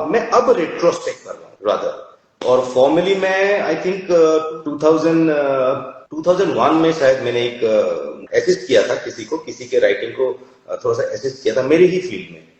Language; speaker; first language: Hindi; non-native, local second language; Assamese